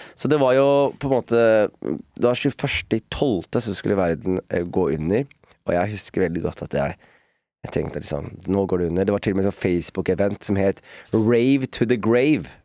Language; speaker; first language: Norwegian; native; Norwegian